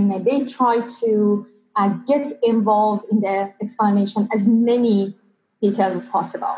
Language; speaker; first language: English; non-native, fluent; Persian